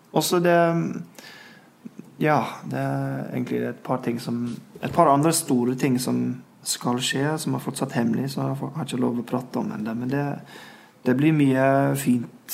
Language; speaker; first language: Norwegian; non-native, fluent; English